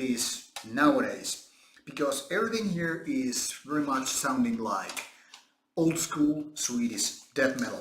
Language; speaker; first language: English; non-native, fluent; Finnish